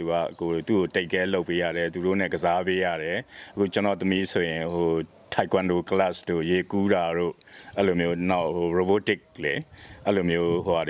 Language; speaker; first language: Burmese; native; Burmese